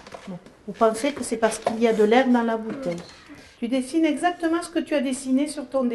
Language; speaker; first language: French; native; French